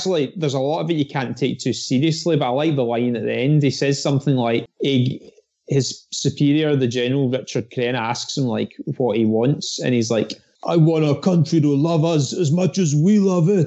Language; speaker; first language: English; native; English